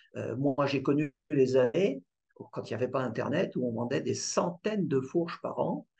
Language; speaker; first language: French; native; French